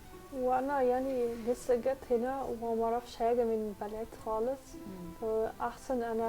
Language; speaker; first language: Arabic; non-native, learner; Dutch